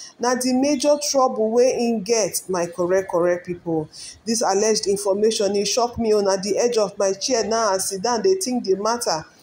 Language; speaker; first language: Nigerian Pidgin; non-native, local second language; Yoruba